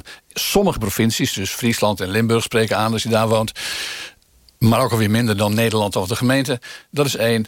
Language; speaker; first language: Dutch; native; Dutch